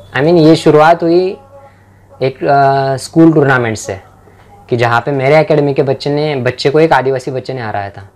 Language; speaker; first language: Hindi; non-native, local second language; Marathi